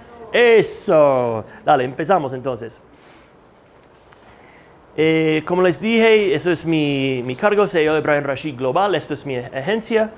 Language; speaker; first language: Spanish; non-native, fluent; English